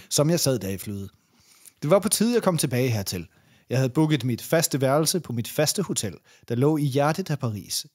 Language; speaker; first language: Danish; native; Danish